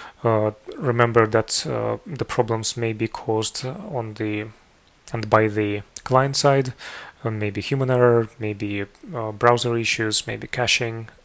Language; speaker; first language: English; non-native, fluent; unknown